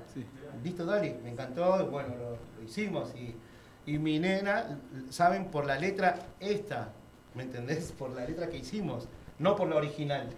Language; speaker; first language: Spanish; native; Spanish